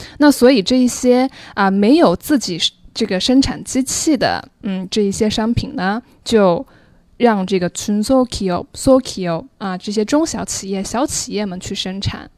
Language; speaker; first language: Chinese; native; Chinese